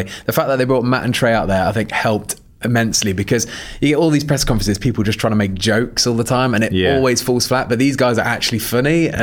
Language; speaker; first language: English; native; English